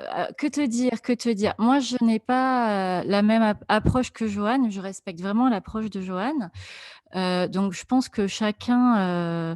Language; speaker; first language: French; native; French